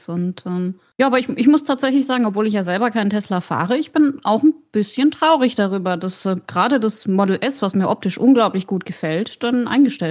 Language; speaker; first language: German; native; German